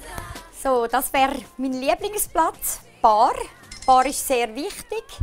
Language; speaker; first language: German; native; German